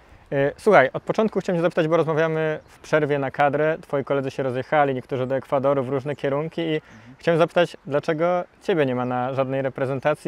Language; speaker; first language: Polish; native; Polish